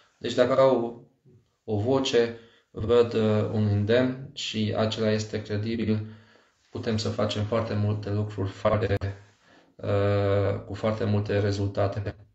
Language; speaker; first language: Romanian; non-native, local second language; Hungarian